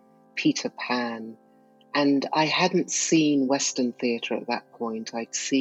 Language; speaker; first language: English; native; English